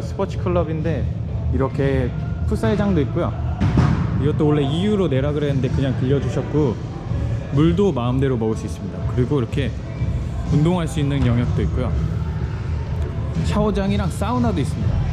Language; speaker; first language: Korean; native; Korean